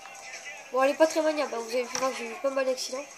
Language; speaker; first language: French; native; French